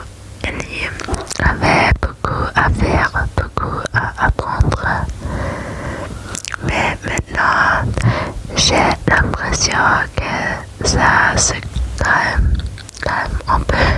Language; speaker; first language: French; non-native, learner; German